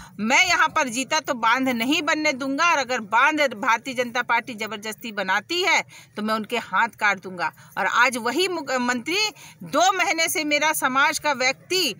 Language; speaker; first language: Hindi; native; Hindi